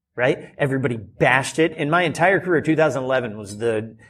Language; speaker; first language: English; native; English